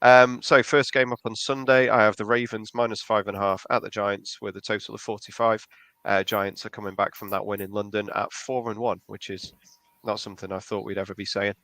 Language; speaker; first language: English; native; English